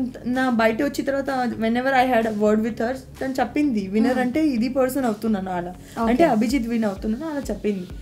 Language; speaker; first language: Telugu; non-native, learner; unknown